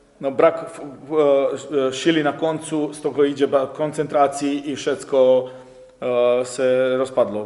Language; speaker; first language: Polish; non-native, fluent; Serbian